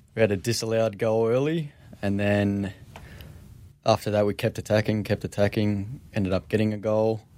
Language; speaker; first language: English; native; English